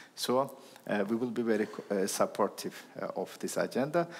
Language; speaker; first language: English; non-native, fluent; Turkish